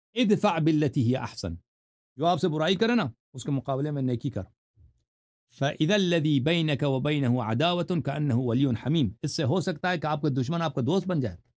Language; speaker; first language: Urdu; non-native, fluent; Persian